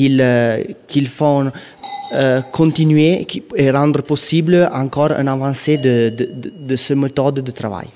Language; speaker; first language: French; non-native, local second language; Italian